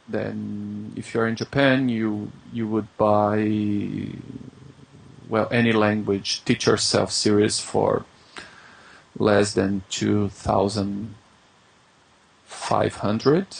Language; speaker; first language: English; non-native, fluent; Portuguese